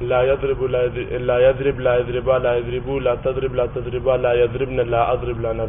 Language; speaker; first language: Arabic; non-native, learner; Urdu